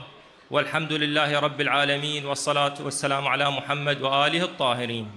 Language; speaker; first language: Arabic; native; Arabic